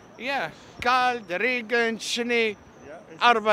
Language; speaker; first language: German; non-native, learner; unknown